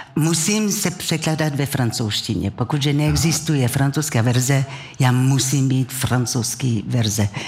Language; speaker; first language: Czech; non-native, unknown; French